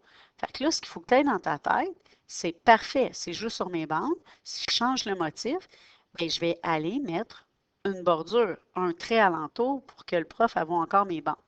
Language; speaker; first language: French; native; French